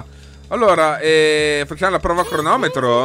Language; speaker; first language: Italian; native; Italian